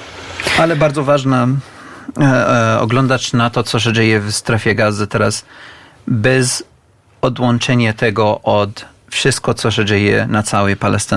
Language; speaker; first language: Polish; non-native, fluent; Arabic